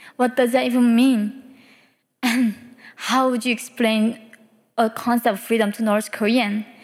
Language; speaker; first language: English; early bilingual, other home language; Korean